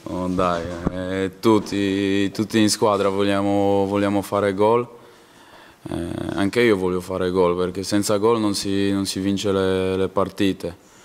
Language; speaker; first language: Italian; non-native, learner; Polish